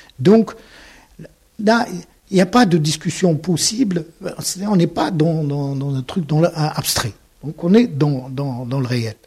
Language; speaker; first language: French; non-native, local second language; Arabic